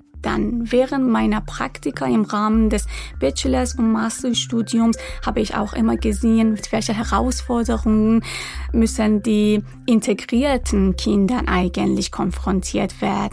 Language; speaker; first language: German; non-native, fluent; Persian